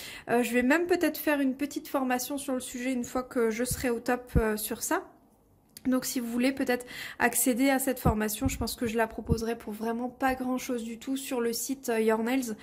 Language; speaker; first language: French; native; French